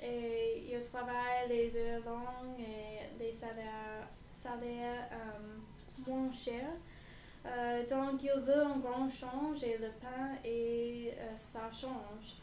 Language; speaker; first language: French; non-native, learner; English